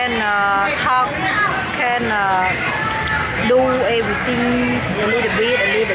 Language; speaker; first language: English; non-native, learner; Khmer